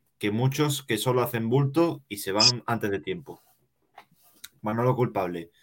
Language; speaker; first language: Spanish; native; Spanish